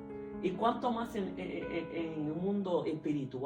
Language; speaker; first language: Spanish; early bilingual, heritage; Spanish